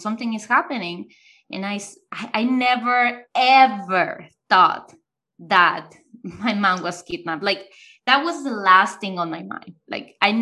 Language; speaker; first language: English; non-native, fluent; Spanish